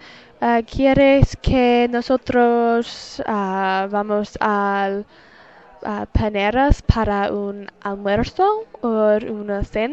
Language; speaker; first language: Spanish; non-native, learner; English